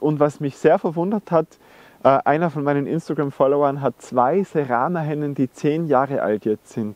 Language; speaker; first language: German; native; German